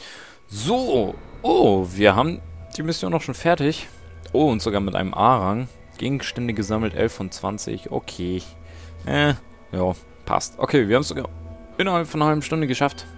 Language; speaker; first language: German; native; German